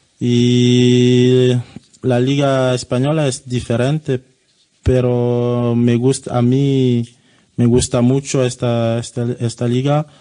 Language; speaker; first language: Spanish; non-native, learner; French